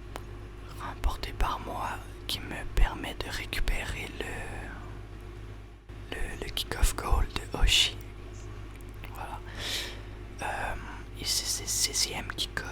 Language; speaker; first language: French; native; French